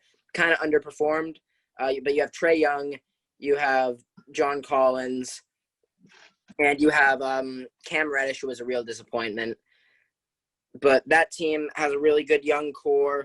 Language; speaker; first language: English; native; English